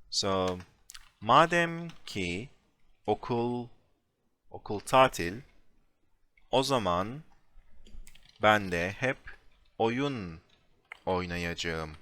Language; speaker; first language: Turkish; non-native, fluent; English